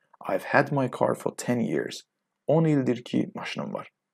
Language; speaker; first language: English; non-native, fluent; Azerbaijani